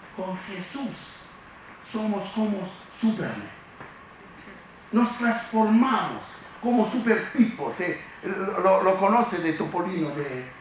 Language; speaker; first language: Spanish; non-native, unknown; Italian